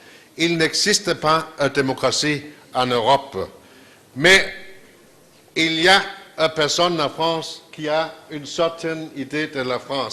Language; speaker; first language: French; non-native, fluent; Danish